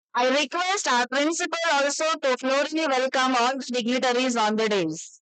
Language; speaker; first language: English; non-native, local second language; Kannada